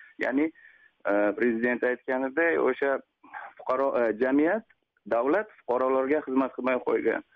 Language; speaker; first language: Uzbek; native; Uzbek